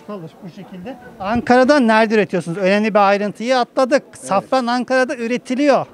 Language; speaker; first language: Turkish; native; Turkish